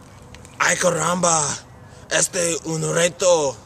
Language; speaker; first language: Spanish; non-native, learner; English